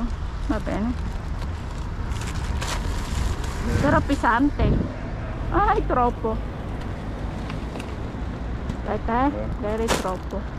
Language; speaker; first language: Italian; non-native, learner; Filipino